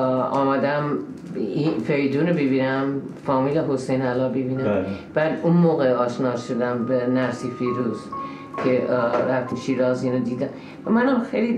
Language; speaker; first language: Persian; non-native, fluent; English